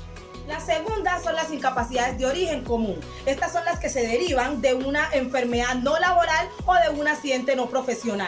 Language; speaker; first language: Spanish; native; Spanish